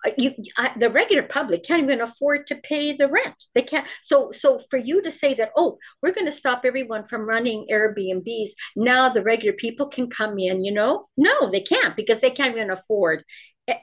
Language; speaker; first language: English; native; English